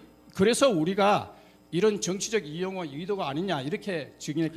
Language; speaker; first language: Korean; native; Korean